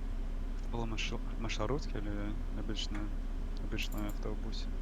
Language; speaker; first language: Russian; non-native, learner; English